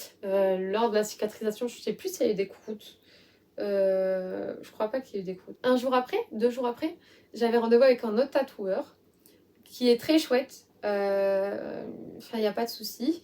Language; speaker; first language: French; native; French